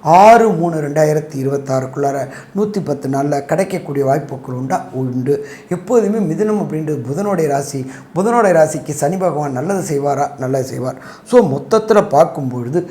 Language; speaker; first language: Tamil; native; Tamil